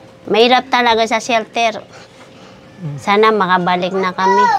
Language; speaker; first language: Filipino; non-native, local second language; Maranao